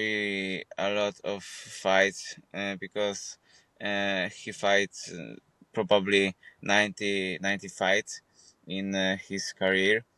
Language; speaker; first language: English; non-native, fluent; Polish